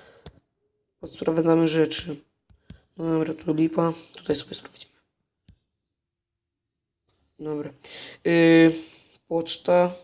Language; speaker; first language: Polish; native; Polish